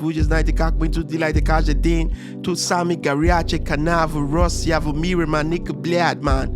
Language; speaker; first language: Russian; non-native, learner; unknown